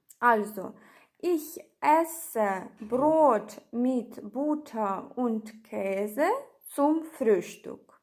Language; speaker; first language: German; non-native, fluent; Ukrainian